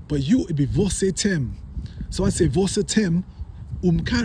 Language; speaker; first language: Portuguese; non-native, learner; English